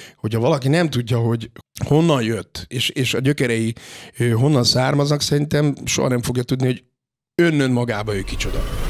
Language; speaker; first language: Hungarian; native; Hungarian